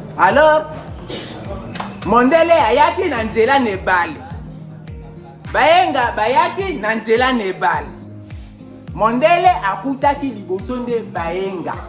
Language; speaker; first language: Lingala; native; Lingala